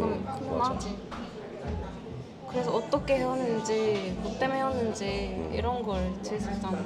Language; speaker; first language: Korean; non-native, learner; Japanese